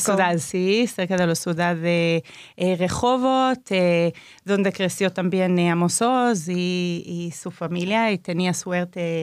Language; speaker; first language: Spanish; non-native, fluent; Hebrew